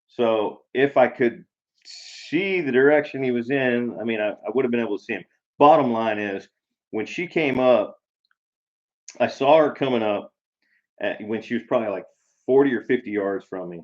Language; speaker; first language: English; native; English